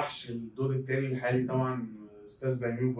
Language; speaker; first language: Arabic; native; Arabic